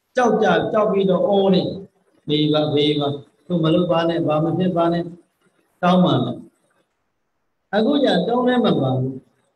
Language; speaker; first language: Burmese; native; Burmese